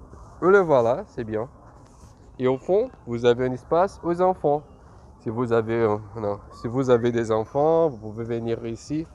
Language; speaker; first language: French; non-native, fluent; Portuguese